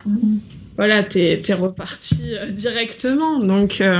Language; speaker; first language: French; native; French